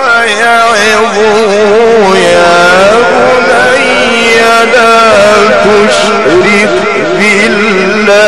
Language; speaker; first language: Arabic; native; Arabic